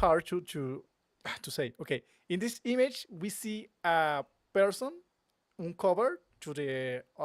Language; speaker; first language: English; non-native, learner; Spanish